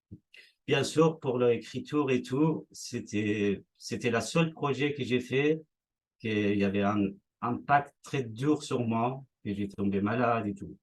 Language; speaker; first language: French; non-native, fluent; Persian